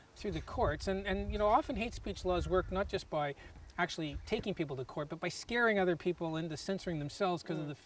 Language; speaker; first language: English; native; English